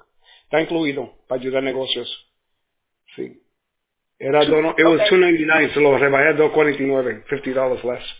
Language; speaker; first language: Spanish; early bilingual, heritage; Spanish